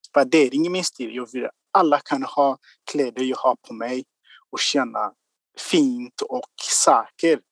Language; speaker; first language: Swedish; non-native, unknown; Kinyarwanda